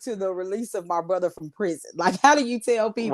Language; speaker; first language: English; native; English